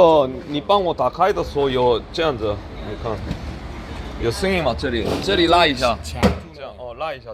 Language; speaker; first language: Chinese; non-native, learner; Korean